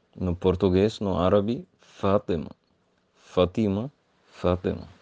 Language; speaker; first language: Portuguese; non-native, learner; Arabic